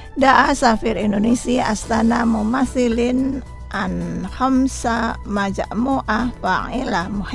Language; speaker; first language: Arabic; non-native, fluent; Indonesian